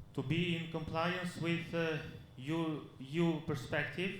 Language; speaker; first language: English; non-native, fluent; Albanian